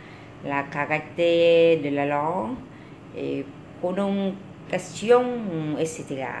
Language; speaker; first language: French; non-native, learner; Vietnamese